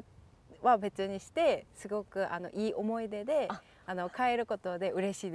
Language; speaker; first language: Japanese; non-native, learner; Korean